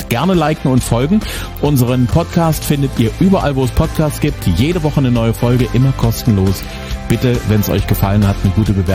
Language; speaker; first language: German; native; German